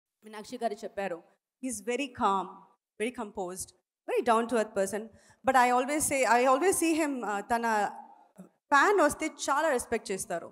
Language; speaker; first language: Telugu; non-native, fluent; Tamil